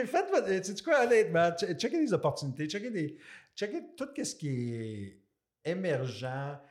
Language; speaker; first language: French; native; French